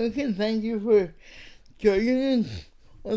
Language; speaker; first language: English; native; English